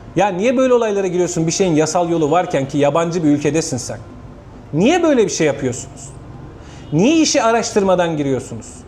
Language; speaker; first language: Turkish; native; Turkish